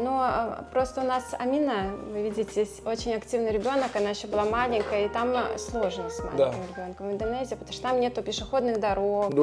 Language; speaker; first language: Russian; native; Russian